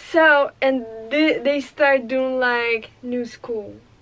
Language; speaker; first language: English; non-native, fluent; Russian